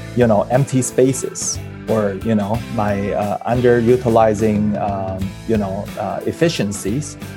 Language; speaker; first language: English; early bilingual, other home language; Chinese